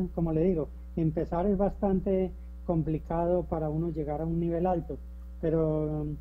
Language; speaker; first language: Spanish; native; Spanish